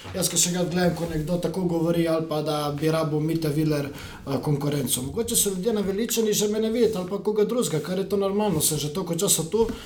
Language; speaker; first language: Slovenian; native; Slovenian